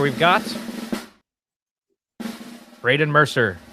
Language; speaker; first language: English; native; English